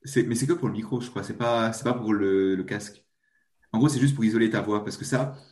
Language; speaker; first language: French; native; French